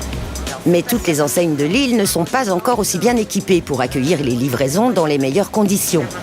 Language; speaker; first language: French; native; French